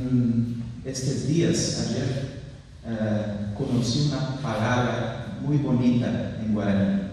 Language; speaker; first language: Spanish; non-native, fluent; Portuguese